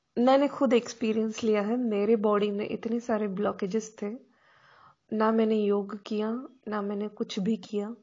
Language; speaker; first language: Hindi; non-native, local second language; Marathi